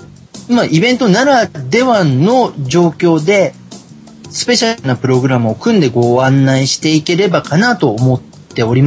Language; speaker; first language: Japanese; native; Japanese